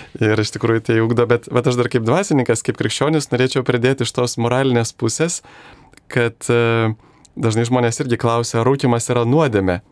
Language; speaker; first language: Lithuanian; native; Lithuanian